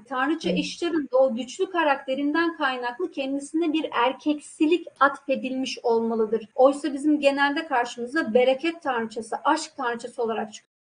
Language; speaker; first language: Turkish; native; Turkish